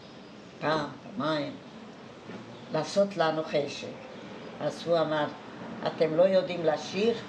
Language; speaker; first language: Hebrew; non-native, fluent; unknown